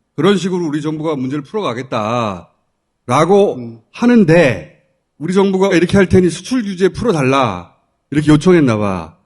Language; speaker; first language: Korean; native; Korean